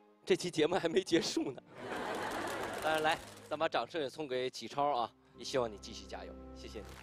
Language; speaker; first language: Chinese; native; Chinese